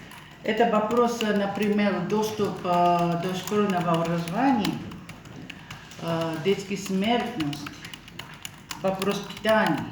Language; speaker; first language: Russian; non-native, learner; Japanese